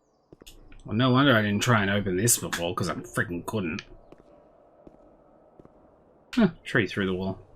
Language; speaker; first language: English; native; English